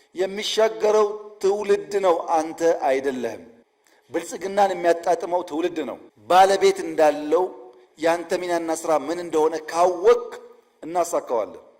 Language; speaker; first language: Amharic; non-native, local second language; Oromo